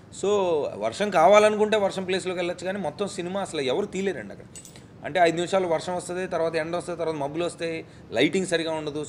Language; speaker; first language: Telugu; native; Telugu